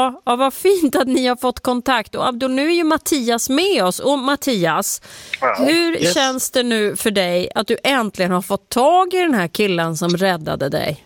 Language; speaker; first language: Swedish; native; Swedish